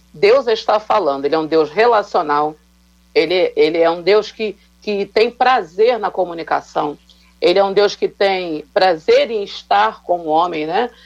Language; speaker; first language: Portuguese; native; Portuguese